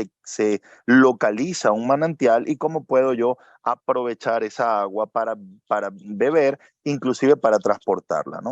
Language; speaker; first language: Spanish; native; Spanish